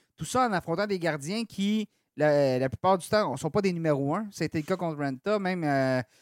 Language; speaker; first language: French; native; French